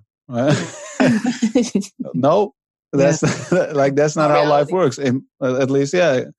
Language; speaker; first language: English; non-native, fluent; Dutch